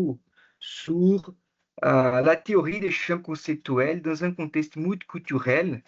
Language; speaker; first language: French; non-native, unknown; Portuguese